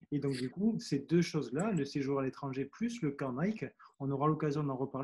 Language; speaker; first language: French; native; French